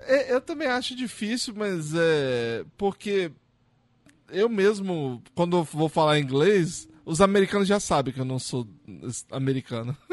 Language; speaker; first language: Portuguese; native; Portuguese